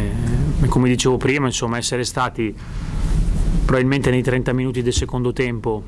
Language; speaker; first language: Italian; native; Italian